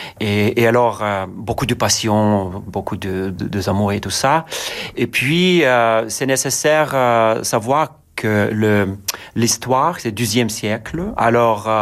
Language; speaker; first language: French; non-native, learner; Lithuanian